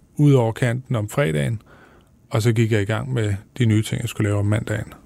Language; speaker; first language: Danish; native; Danish